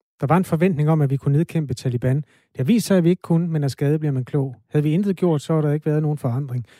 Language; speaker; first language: Danish; native; Danish